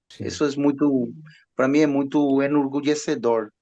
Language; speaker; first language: Portuguese; non-native, learner; Spanish